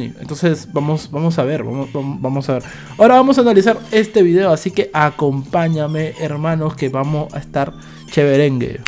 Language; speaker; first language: Spanish; native; Spanish